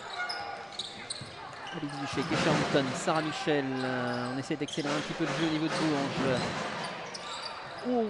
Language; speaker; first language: French; native; French